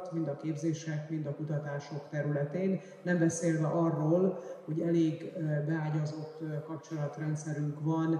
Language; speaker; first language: Hungarian; native; Hungarian